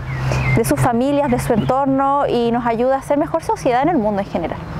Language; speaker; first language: Spanish; native; Spanish